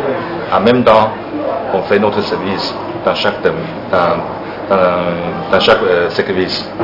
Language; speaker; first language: French; non-native, fluent; Chinese